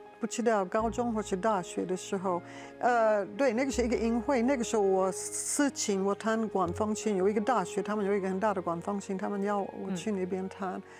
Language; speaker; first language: Chinese; non-native, fluent; English